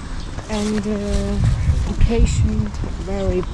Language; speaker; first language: English; non-native, learner; Russian